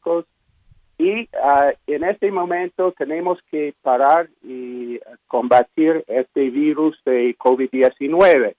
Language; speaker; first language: Spanish; non-native, fluent; English